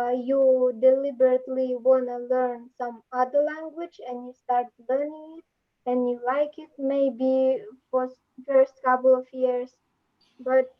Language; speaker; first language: English; non-native, learner; Russian